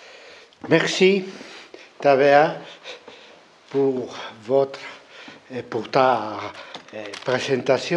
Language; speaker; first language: French; non-native, fluent; Spanish